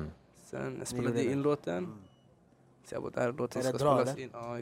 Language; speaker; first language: Swedish; early bilingual, other home language; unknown